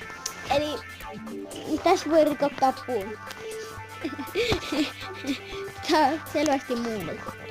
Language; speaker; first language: Finnish; native; Finnish